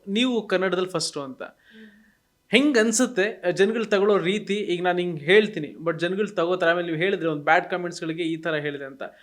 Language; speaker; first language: Kannada; native; Kannada